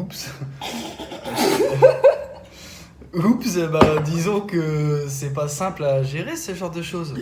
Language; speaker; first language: French; native; French